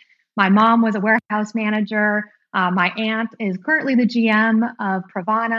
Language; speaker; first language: English; native; English